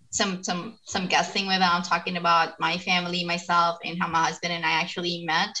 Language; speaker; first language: English; non-native, local second language; Filipino